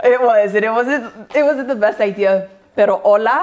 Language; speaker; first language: English; early bilingual, other home language; Spanish